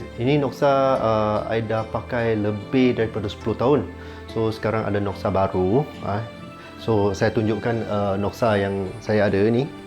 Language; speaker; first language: Malay; non-native, local second language; Chinese